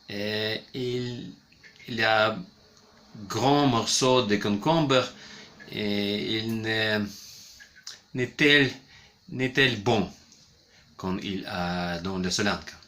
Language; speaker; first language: French; non-native, learner; Ukrainian